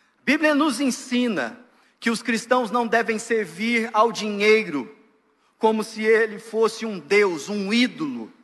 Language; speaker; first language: Portuguese; native; Portuguese